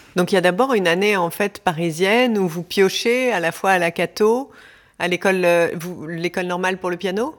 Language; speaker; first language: French; native; French